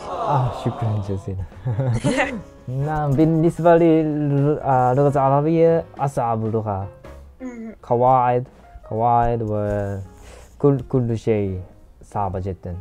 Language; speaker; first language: Arabic; non-native, learner; Japanese